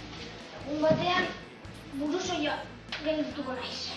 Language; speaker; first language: Basque; non-native, local second language; Spanish